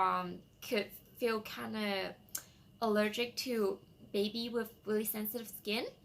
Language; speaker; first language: English; non-native, fluent; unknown